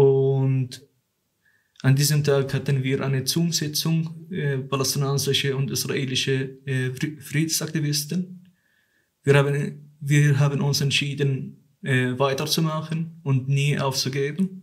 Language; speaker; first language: German; non-native, fluent; Arabic